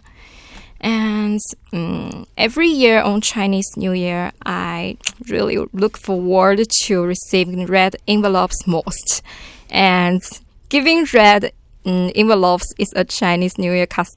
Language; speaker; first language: English; non-native, learner; Chinese